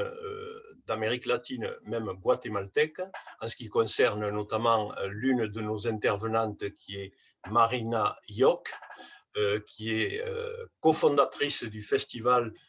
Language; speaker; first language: French; native; French